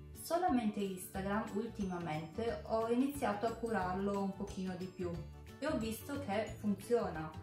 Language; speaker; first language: Italian; native; Italian